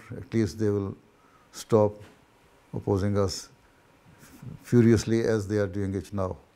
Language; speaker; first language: English; non-native, local second language; Urdu